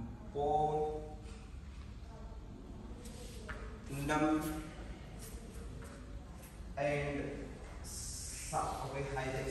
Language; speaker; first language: Vietnamese; non-native, learner; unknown